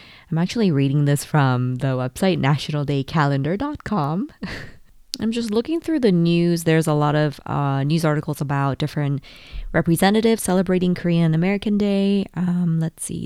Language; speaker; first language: English; early bilingual, other home language; Korean